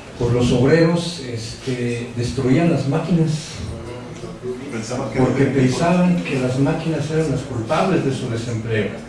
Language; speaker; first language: Spanish; native; Spanish